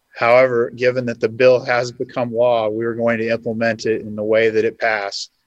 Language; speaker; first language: English; native; English